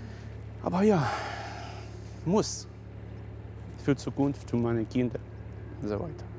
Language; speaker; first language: German; non-native, learner; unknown